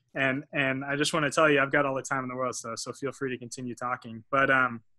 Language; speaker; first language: English; native; English